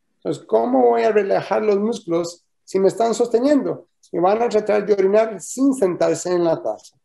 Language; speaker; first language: Spanish; early bilingual, heritage; Spanish